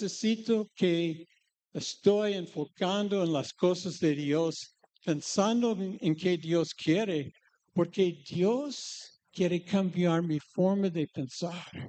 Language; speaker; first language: Spanish; non-native, fluent; English